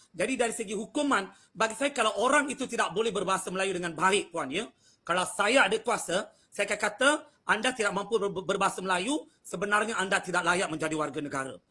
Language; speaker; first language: Malay; native; Malay